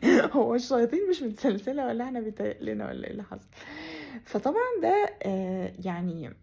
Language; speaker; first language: Arabic; native; Arabic